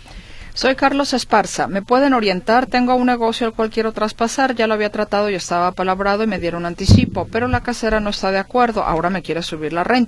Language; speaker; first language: Spanish; native; Spanish